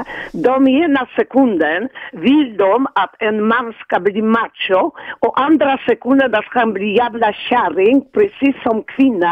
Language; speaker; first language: Swedish; non-native, fluent; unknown